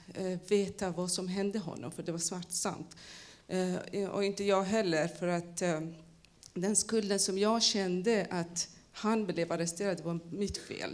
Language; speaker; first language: Swedish; non-native, fluent; Persian